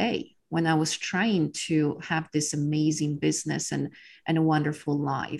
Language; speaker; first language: English; non-native, fluent; Polish